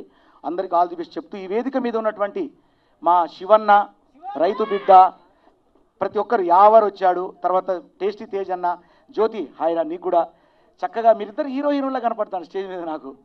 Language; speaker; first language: Telugu; native; Telugu